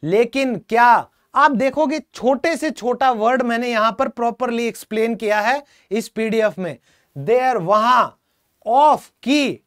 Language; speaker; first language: Hindi; native; Hindi